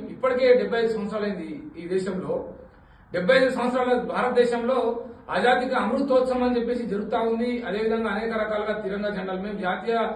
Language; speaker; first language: Telugu; non-native, local second language; Lambadi